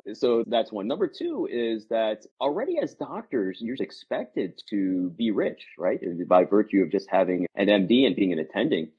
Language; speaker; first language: English; native; English